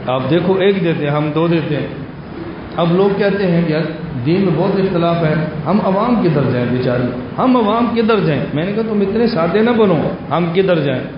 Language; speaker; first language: Urdu; native; Urdu